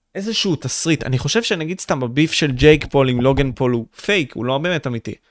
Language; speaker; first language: Hebrew; native; Hebrew